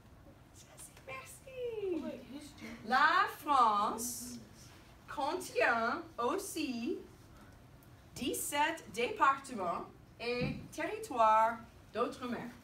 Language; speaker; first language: French; non-native, fluent; English